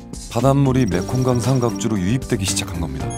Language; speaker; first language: Korean; native; Korean